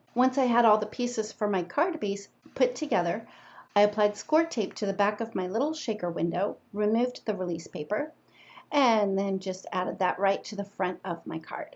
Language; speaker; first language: English; native; English